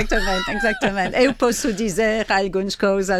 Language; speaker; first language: Portuguese; non-native, fluent; French